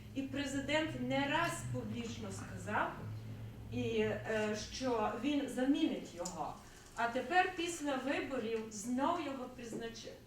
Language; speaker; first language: Ukrainian; early bilingual, heritage; Ukrainian